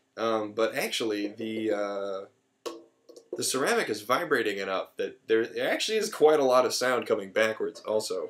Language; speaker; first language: English; native; English